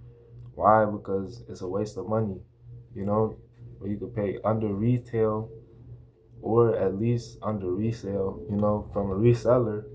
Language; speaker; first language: English; native; English